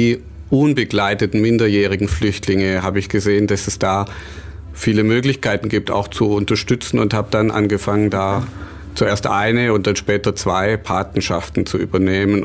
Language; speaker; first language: German; native; German